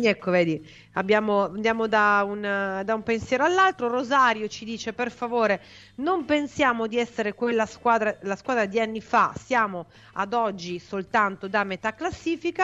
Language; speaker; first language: Italian; native; Italian